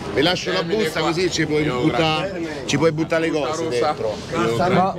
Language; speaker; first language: Italian; native; Italian